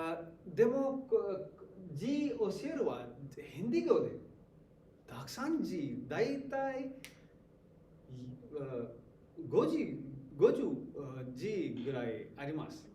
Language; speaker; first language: Japanese; non-native, learner; Hindi